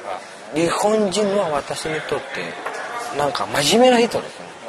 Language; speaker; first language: Japanese; non-native, learner; Indonesian